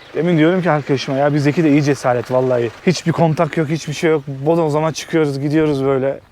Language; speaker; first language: Turkish; native; Turkish